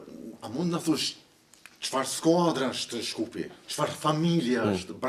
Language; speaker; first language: Albanian; native; Albanian